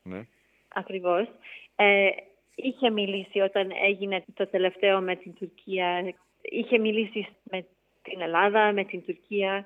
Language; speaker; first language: Greek; early bilingual, heritage; English